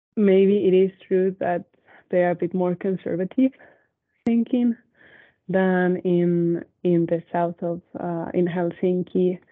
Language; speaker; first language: English; non-native, fluent; Spanish